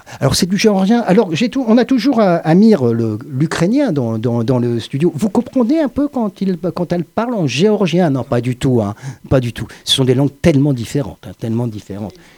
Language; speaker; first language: French; native; French